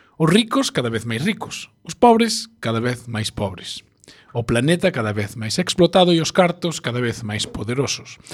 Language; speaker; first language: Galician; native; Galician